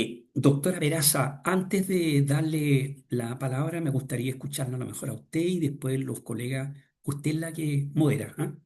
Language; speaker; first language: Spanish; native; Spanish